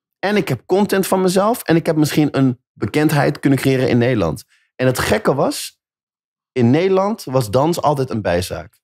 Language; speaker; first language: Dutch; native; Dutch